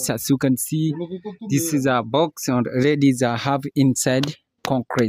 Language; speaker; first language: English; non-native, learner; Swahili